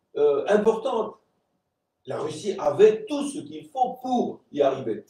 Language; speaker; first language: French; non-native, fluent; Romanian